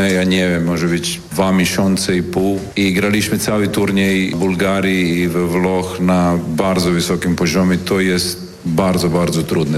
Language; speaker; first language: Polish; non-native, learner; Serbian